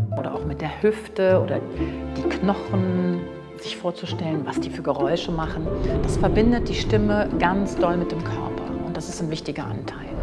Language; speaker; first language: German; native; German